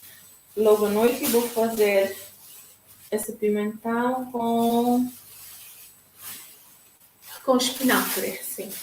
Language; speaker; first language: Portuguese; non-native, local second language; Tetum